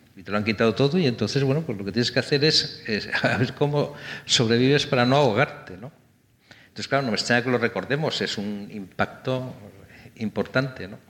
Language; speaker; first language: Spanish; native; Spanish